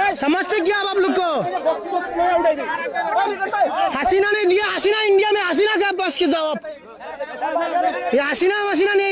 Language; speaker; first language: Hindi; non-native, learner; Bangla